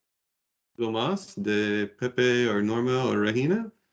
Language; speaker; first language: Spanish; non-native, learner; English